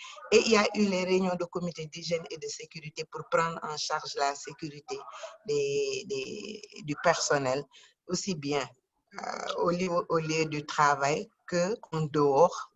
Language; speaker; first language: French; non-native, local second language; Wolof